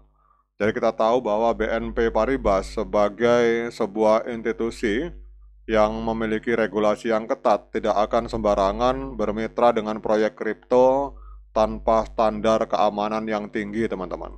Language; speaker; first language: Indonesian; native; Indonesian